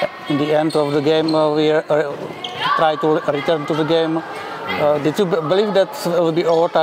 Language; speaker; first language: English; non-native, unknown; Czech